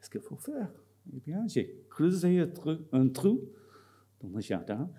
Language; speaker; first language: French; non-native, fluent; English